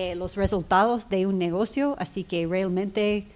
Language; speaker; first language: Spanish; early bilingual, heritage; Spanish